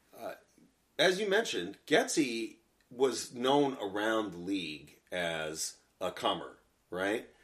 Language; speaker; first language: English; native; English